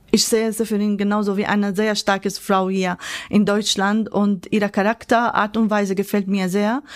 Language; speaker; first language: German; non-native, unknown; Arabic